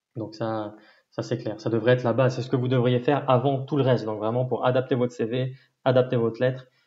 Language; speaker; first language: French; native; French